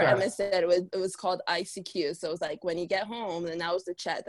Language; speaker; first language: English; native; English